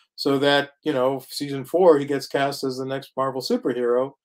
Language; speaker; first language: English; native; English